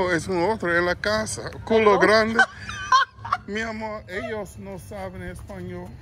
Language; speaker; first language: Spanish; non-native, learner; English